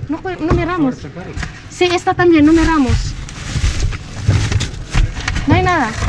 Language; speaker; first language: Spanish; non-native, learner; Filipino